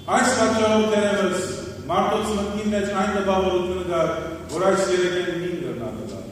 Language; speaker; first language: Armenian; early bilingual, heritage; Armenian